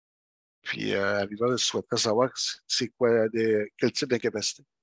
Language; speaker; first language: French; native; French